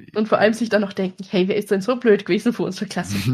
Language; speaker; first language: German; native; German